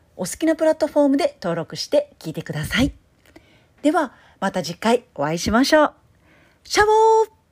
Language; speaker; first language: Japanese; native; Japanese